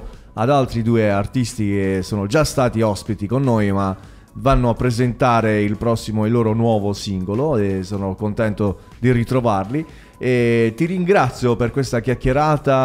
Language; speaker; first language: Italian; native; Italian